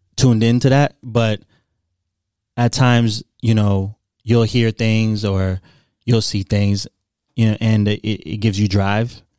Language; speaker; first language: English; early bilingual, other home language; Haitian Creole